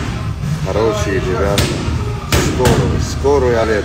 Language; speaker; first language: Russian; non-native, learner; Persian